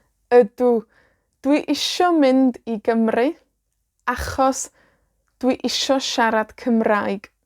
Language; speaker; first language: Welsh; non-native, fluent; Spanish